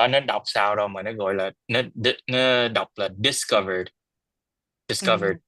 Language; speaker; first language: Vietnamese; early bilingual, heritage; Vietnamese